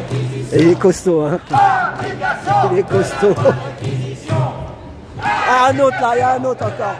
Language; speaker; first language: French; native; French